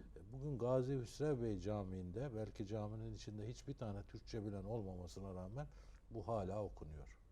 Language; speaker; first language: Turkish; native; Turkish